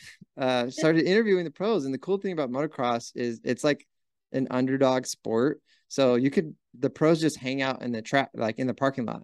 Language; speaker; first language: English; native; English